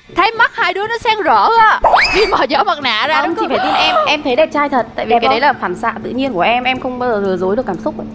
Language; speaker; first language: Vietnamese; native; Vietnamese